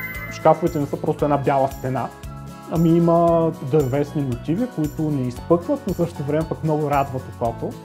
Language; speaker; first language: Bulgarian; native; Bulgarian